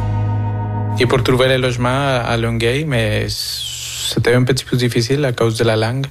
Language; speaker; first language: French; non-native, fluent; Spanish